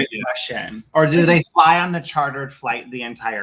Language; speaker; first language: English; native; English